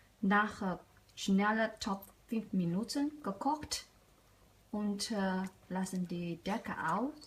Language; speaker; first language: German; non-native, learner; Chinese